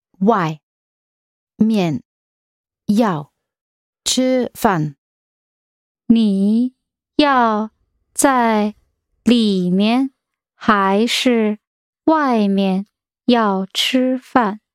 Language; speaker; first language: Chinese; non-native, learner; English